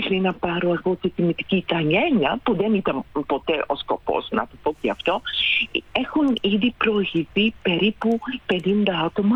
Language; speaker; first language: Greek; non-native, fluent; Dutch